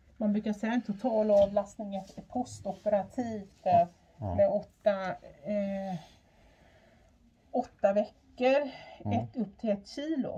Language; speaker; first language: Swedish; native; Swedish